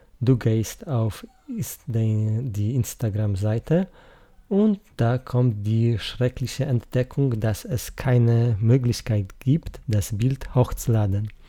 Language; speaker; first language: German; non-native, learner; Polish